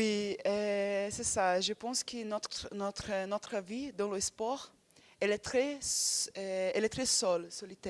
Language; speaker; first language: French; non-native, fluent; Portuguese